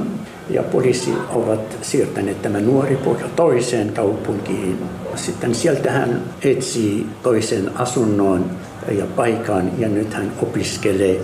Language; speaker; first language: Finnish; non-native, fluent; Arabic